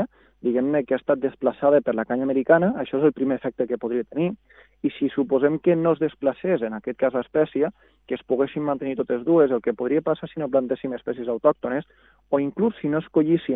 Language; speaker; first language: Catalan; native; Catalan